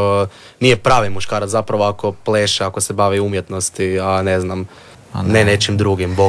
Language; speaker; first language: Serbian; native; Serbian